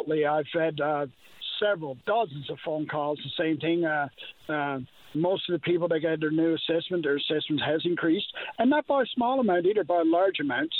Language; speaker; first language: English; native; English